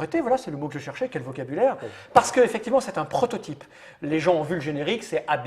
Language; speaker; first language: French; native; French